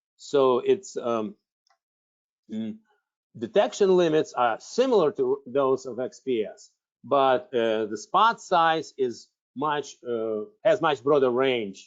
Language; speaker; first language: English; non-native, fluent; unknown